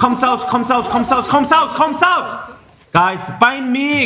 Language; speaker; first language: English; non-native, learner; Korean